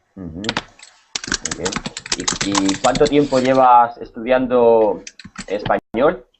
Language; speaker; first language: Spanish; native; Spanish